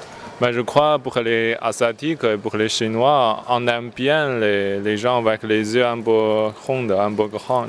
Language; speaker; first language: French; non-native, learner; Chinese